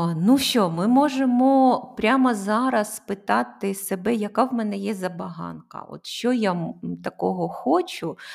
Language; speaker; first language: Ukrainian; non-native, local second language; Russian